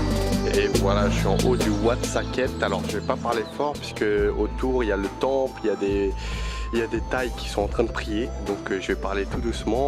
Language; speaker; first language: French; native; French